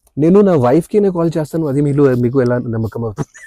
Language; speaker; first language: Telugu; non-native, fluent; Awadhi